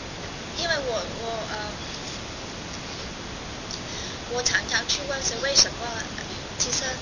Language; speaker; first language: Chinese; non-native, fluent; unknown